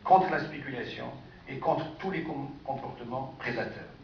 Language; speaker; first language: French; non-native, local second language; Arabic